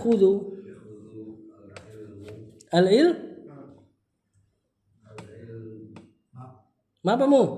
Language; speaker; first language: Arabic; non-native, fluent; Indonesian